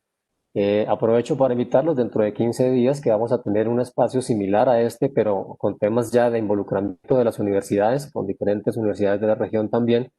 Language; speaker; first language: Spanish; native; Spanish